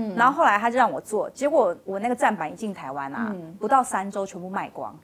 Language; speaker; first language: Chinese; native; Chinese